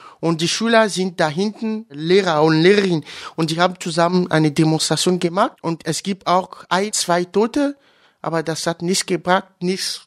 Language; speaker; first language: German; non-native, learner; Ewe